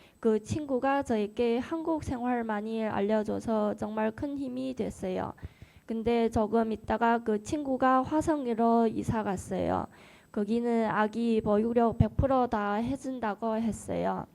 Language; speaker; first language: Korean; non-native, learner; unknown